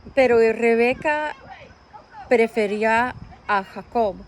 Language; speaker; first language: Spanish; early bilingual, other home language; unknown